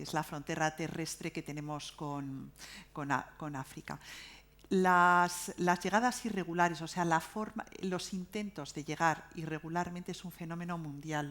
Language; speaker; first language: Spanish; native; Spanish